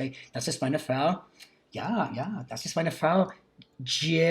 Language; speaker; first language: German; non-native, learner; English